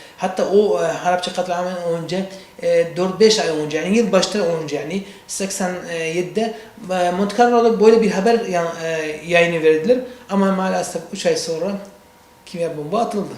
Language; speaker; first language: Turkish; non-native, learner; Central Kurdish